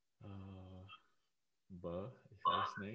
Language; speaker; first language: German; non-native, learner; Czech